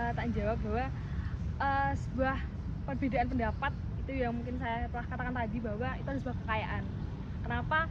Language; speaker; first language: Indonesian; non-native, local second language; Javanese